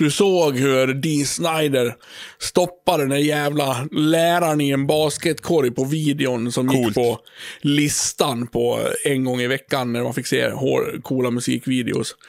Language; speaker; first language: Swedish; native; Swedish